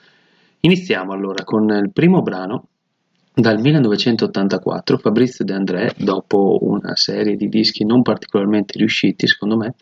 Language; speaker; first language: Italian; native; Italian